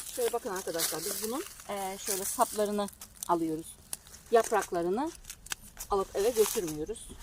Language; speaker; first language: Turkish; native; Turkish